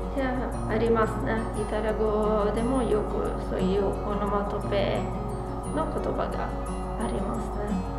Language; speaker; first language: Japanese; non-native, fluent; Italian